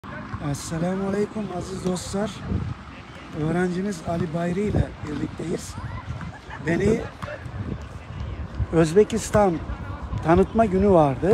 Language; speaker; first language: Turkish; native; Turkish